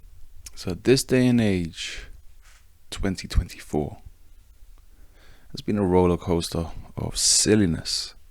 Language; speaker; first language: English; native; English